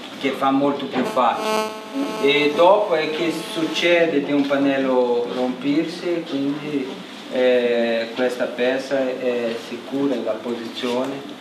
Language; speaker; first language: Italian; non-native, learner; Portuguese